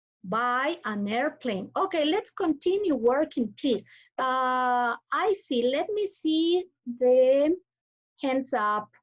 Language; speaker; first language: English; non-native, fluent; Spanish